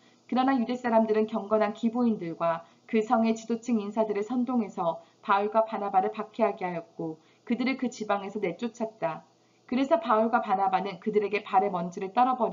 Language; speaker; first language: Korean; native; Korean